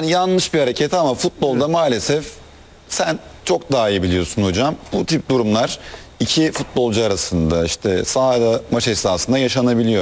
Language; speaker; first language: Turkish; native; Turkish